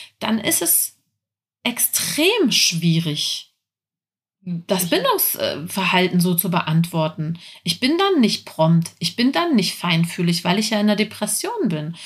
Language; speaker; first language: German; native; German